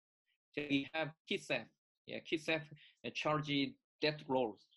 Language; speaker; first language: English; non-native, learner; Korean